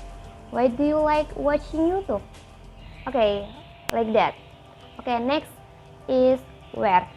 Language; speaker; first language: English; non-native, learner; Indonesian